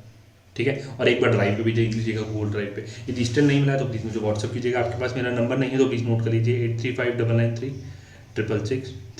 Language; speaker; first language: Hindi; native; Hindi